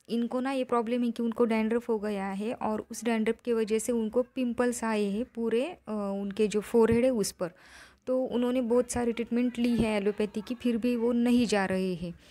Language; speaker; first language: Hindi; non-native, local second language; Marathi